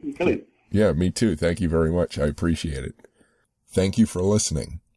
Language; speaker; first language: English; native; English